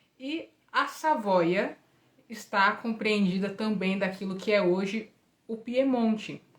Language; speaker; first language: Portuguese; native; Portuguese